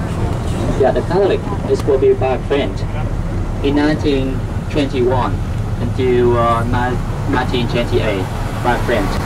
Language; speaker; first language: English; non-native, local second language; Vietnamese